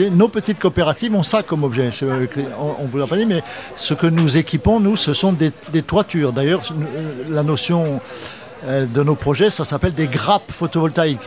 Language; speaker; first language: French; native; French